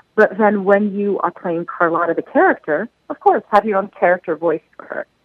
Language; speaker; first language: English; native; English